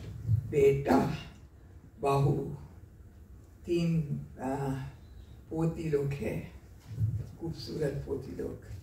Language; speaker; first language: Hindi; non-native, local second language; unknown